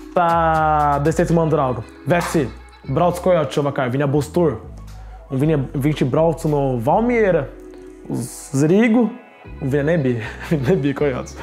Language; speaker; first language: Latvian; non-native, learner; Portuguese